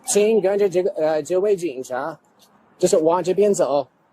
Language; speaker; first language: Chinese; non-native, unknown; English